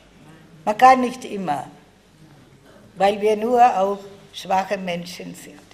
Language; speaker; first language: German; non-native, fluent; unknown